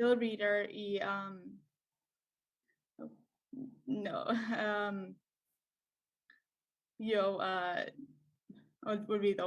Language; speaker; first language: Spanish; non-native, learner; English